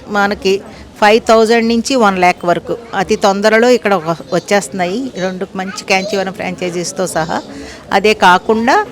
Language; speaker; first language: Telugu; native; Telugu